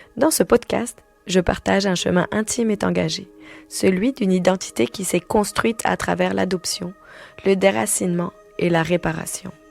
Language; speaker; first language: French; native; French